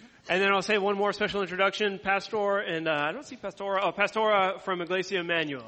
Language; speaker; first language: English; native; English